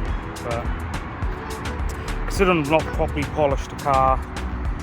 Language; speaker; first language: English; native; English